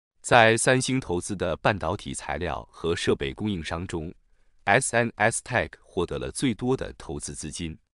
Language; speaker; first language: Chinese; native; Chinese